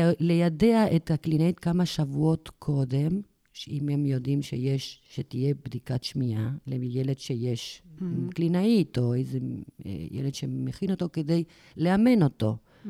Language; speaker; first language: Hebrew; non-native, fluent; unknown